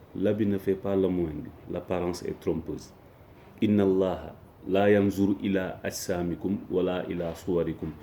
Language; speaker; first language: Wolof; non-native, local second language; Fula